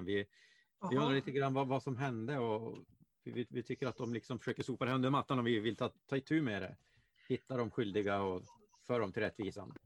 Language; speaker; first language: Swedish; native; Swedish